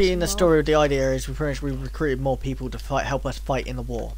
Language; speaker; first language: English; native; English